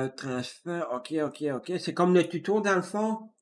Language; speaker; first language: French; native; French